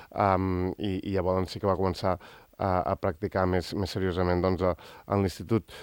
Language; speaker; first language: Catalan; native; Catalan